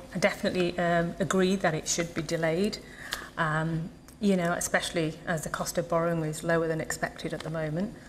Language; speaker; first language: English; native; English